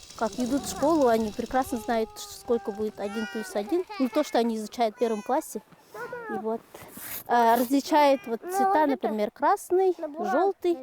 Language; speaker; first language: Russian; non-native, local second language; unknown